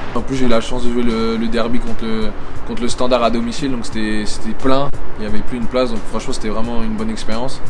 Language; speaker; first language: French; native; French